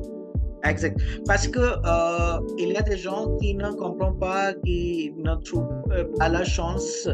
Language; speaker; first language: French; non-native, local second language; Hindi